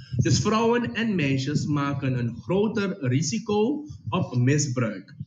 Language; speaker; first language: Dutch; native; Dutch